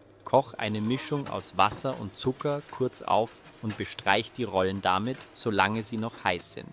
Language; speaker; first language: German; native; German